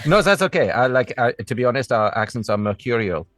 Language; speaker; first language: English; native; English